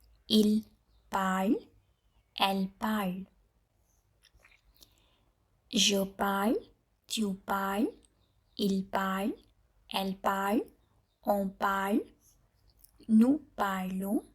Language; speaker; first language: French; non-native, fluent; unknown